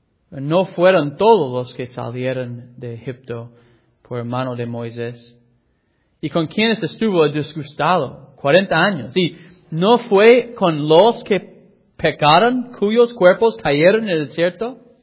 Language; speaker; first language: Spanish; non-native, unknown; English